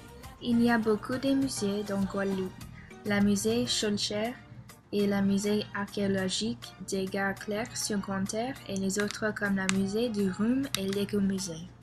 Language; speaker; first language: French; non-native, learner; English